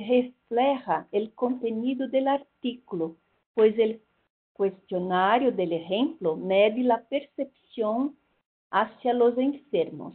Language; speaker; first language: Spanish; non-native, fluent; Portuguese